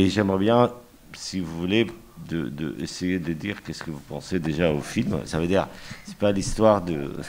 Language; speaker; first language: French; non-native, fluent; Arabic